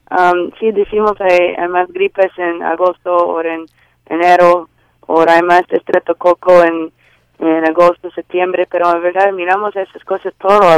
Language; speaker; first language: Spanish; non-native, learner; English